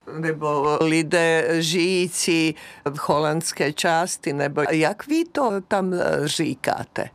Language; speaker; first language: Czech; non-native, fluent; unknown